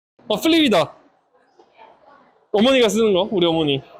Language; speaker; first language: Korean; native; Korean